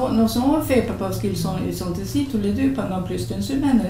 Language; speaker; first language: French; non-native, fluent; Swedish